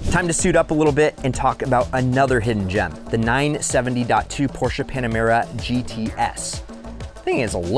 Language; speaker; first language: English; native; English